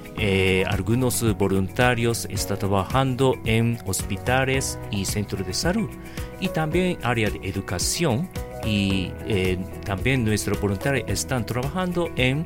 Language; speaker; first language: Spanish; non-native, learner; Japanese